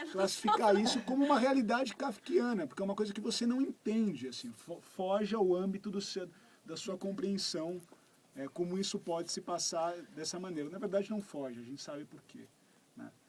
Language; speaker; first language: Portuguese; native; Portuguese